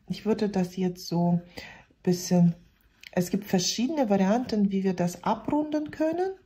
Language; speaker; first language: German; non-native, fluent; Russian